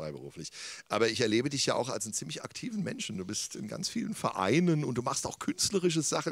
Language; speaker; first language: German; native; German